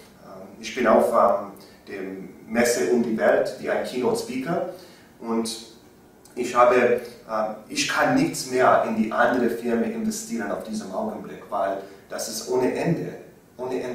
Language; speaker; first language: German; non-native, learner; English